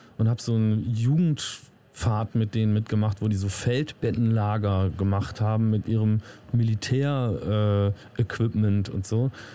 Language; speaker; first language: German; native; German